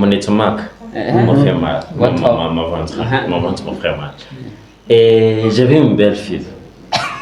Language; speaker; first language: French; non-native, learner; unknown